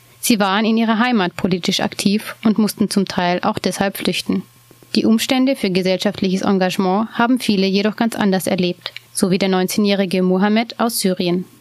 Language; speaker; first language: German; native; German